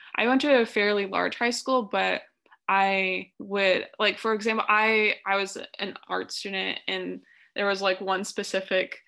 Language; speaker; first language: English; native; English